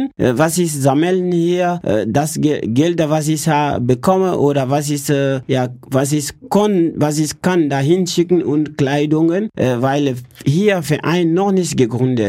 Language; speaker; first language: German; non-native, learner; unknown